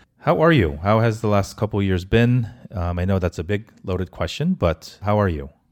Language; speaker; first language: English; early bilingual, other home language; Korean